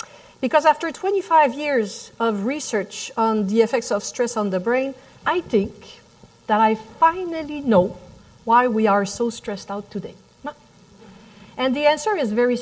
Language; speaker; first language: English; non-native, fluent; French